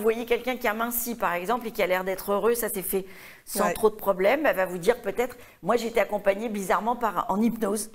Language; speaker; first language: French; native; French